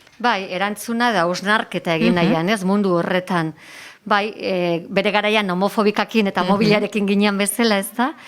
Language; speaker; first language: Basque; non-native, local second language; Spanish